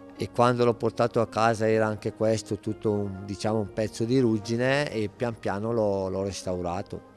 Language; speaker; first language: Italian; native; Italian